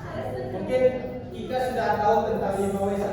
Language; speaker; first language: Indonesian; native; Indonesian